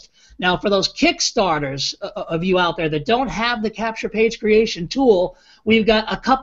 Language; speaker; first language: English; native; English